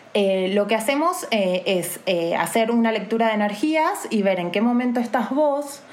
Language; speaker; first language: Spanish; native; Spanish